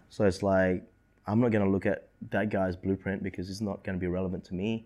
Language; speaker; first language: English; early bilingual, other home language; Indonesian